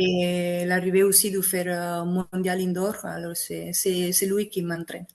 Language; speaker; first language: French; non-native, fluent; Italian